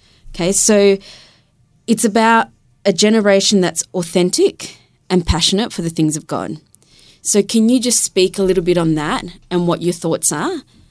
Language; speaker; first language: English; early bilingual, other home language; Spanish